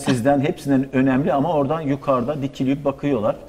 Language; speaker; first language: Turkish; native; Turkish